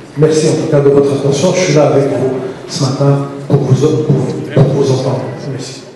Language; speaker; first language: French; non-native, local second language; Arabic